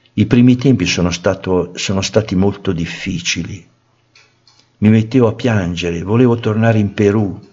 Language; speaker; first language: Italian; native; Italian